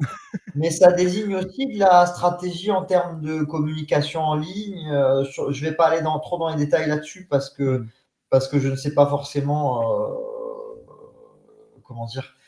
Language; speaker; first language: French; native; French